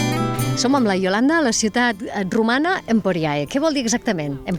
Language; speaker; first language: Catalan; native; Catalan